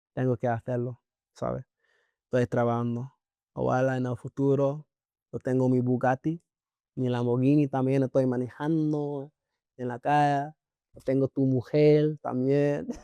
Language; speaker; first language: Spanish; non-native, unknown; English